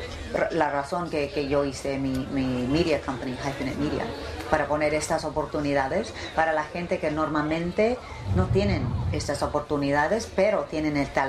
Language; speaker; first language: Spanish; early bilingual, heritage; English